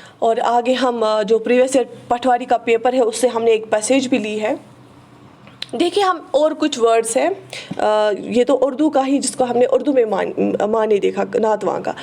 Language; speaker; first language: Urdu; non-native, local second language; Kashmiri